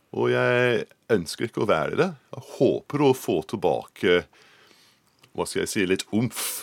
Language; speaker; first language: Norwegian; non-native, fluent; English